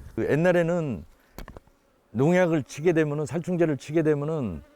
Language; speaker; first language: Korean; native; Korean